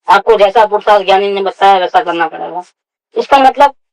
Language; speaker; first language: Hindi; non-native, local second language; Gujarati